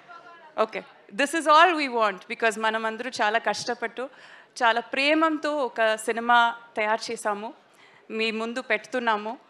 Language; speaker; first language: Telugu; non-native, learner; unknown